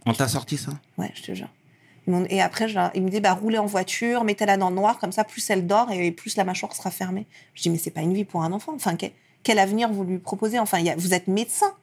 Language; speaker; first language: French; early bilingual, other home language; Persian